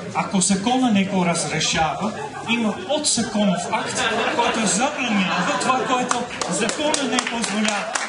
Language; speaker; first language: Bulgarian; non-native, fluent; Dutch